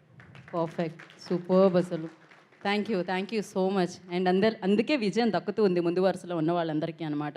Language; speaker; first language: Telugu; native; Telugu